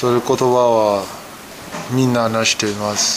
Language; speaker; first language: Japanese; non-native, learner; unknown